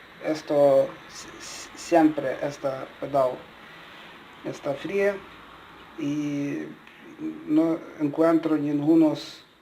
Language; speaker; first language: Spanish; non-native, learner; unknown